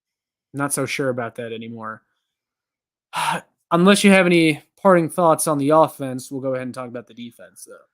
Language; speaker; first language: English; native; English